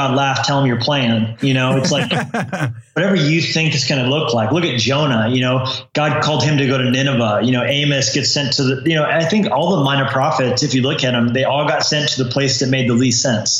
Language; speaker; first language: English; native; English